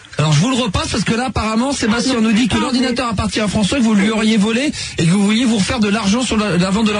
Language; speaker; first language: French; native; French